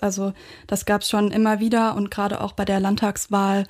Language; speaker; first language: German; native; German